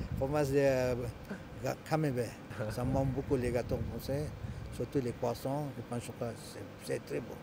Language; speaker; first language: French; non-native, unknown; Malay